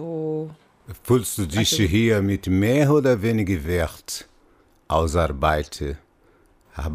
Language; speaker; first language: German; non-native, fluent; Portuguese